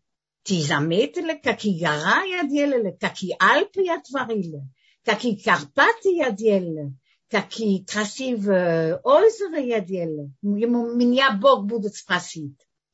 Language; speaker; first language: Russian; non-native, fluent; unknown